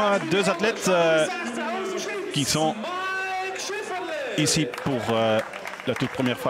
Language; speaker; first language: French; non-native, fluent; Dutch